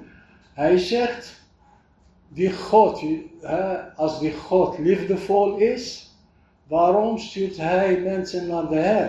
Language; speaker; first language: Dutch; non-native, fluent; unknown